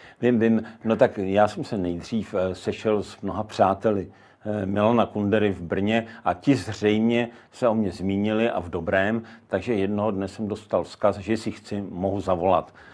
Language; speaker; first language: Czech; native; Czech